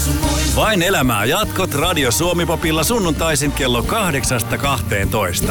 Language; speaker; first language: Finnish; native; Finnish